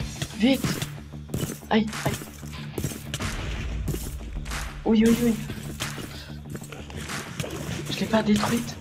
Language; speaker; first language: French; native; French